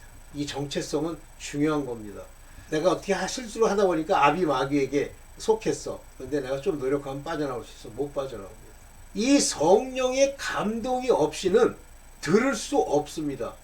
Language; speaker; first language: Korean; native; Korean